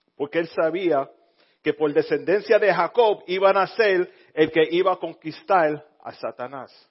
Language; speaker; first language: Spanish; early bilingual, heritage; Spanish